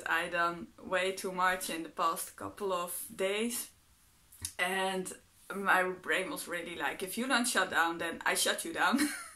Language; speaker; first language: English; non-native, fluent; Dutch